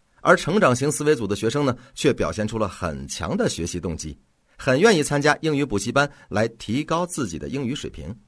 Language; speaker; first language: Chinese; native; Chinese